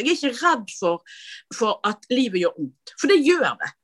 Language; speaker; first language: Norwegian; native; Norwegian